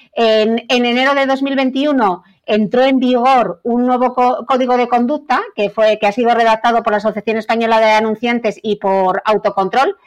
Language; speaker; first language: Spanish; native; Spanish